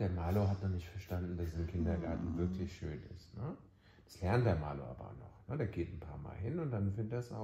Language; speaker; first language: German; native; German